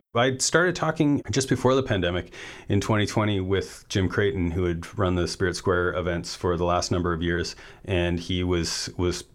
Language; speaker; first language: English; native; English